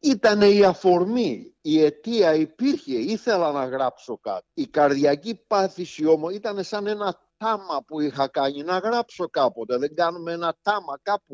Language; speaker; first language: Greek; native; Greek